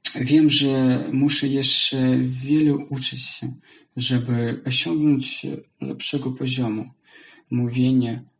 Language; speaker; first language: Polish; non-native, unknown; Russian